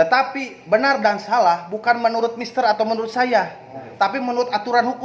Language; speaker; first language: Indonesian; native; Indonesian